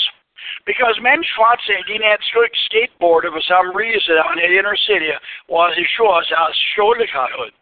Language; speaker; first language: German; early bilingual, heritage; Pennsylvania German